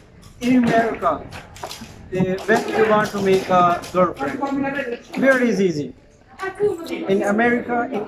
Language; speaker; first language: English; non-native, learner; Urdu